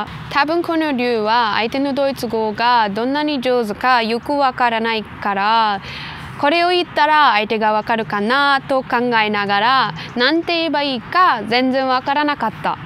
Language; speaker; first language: Japanese; non-native, learner; German